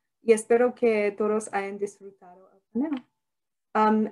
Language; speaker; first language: Spanish; non-native, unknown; English